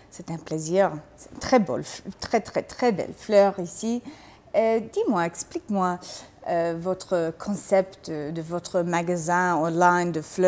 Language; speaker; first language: French; non-native, learner; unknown